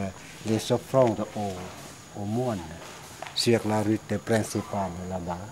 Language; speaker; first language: French; non-native, fluent; Lao